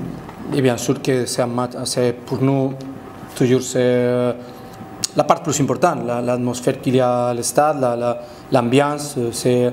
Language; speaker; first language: French; non-native, fluent; Spanish